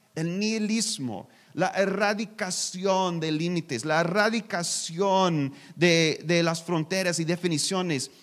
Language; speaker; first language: Spanish; non-native, learner; English